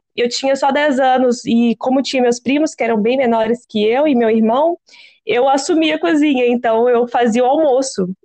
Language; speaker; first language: Portuguese; native; Portuguese